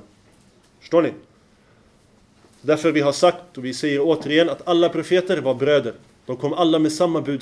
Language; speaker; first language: Swedish; non-native, fluent; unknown